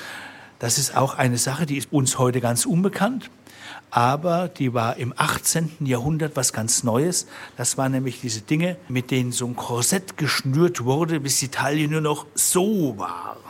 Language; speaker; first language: German; native; German